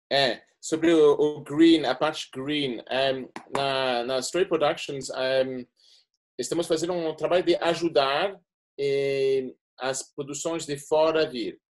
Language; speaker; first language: Portuguese; non-native, fluent; English